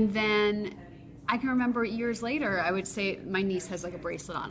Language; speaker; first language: English; native; English